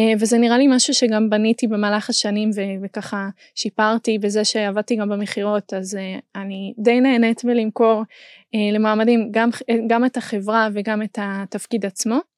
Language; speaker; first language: Hebrew; non-native, fluent; German